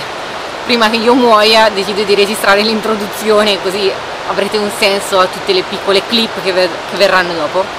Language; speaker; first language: Italian; native; Italian